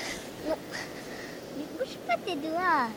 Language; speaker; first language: French; native; French